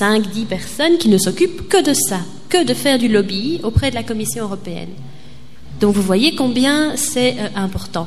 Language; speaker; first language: French; native; French